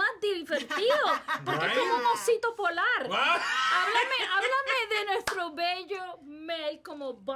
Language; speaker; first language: Spanish; native; Spanish